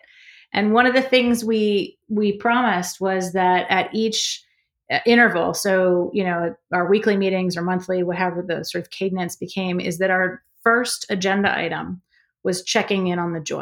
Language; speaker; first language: English; native; English